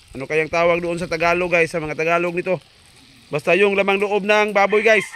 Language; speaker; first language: Filipino; non-native, local second language; Cebuano